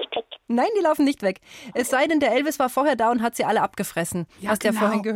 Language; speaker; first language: German; native; German